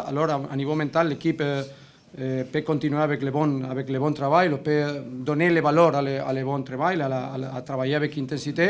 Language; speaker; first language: French; non-native, learner; Spanish